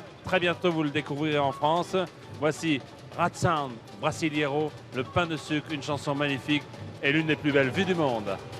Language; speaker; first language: French; native; French